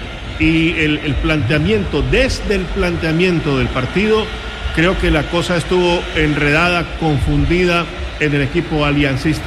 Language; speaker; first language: Spanish; native; Spanish